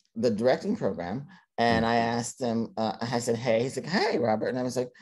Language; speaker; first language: English; native; English